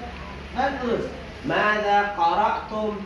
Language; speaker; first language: Arabic; non-native, fluent; Indonesian